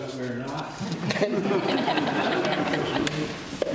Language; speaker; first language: English; native; English